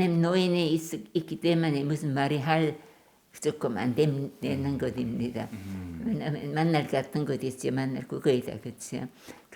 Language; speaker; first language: Korean; non-native, learner; German